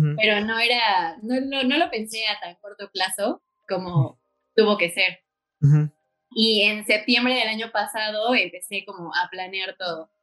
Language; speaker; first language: Spanish; native; Spanish